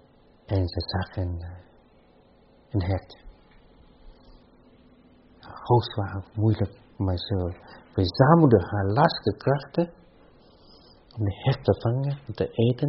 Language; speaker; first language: Dutch; non-native, fluent; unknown